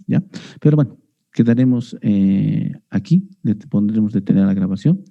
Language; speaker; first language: Spanish; native; Spanish